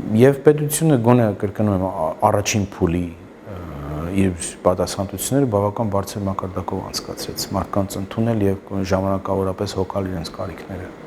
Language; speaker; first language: Armenian; native; Armenian